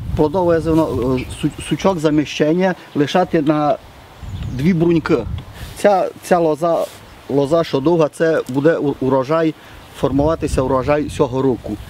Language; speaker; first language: Ukrainian; native; Ukrainian